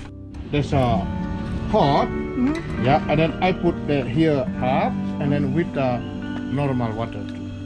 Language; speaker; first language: English; non-native, learner; Indonesian